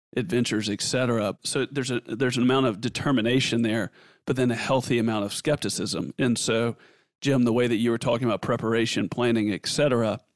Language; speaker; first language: English; native; English